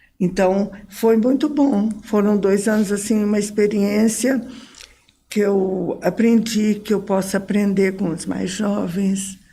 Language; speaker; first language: Portuguese; early bilingual, other home language; Arabic